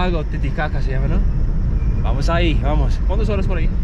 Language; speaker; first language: Spanish; non-native, fluent; English